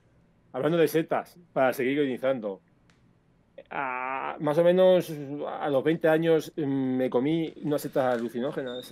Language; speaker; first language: Spanish; native; Spanish